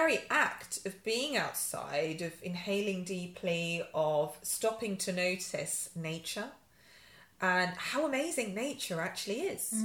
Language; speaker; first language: English; native; English